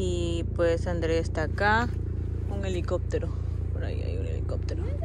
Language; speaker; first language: Spanish; native; Spanish